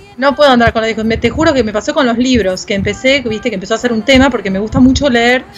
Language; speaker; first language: Spanish; early bilingual, heritage; Spanish